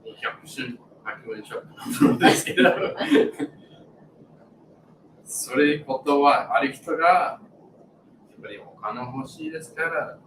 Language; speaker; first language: Japanese; non-native, learner; English